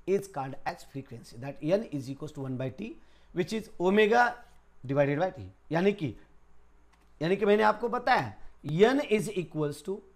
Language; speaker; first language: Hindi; non-native, local second language; Marathi